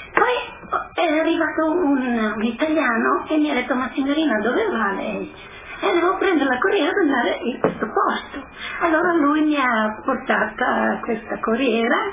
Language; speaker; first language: Italian; native; Italian